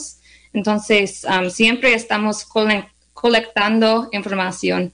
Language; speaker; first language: Spanish; non-native, learner; English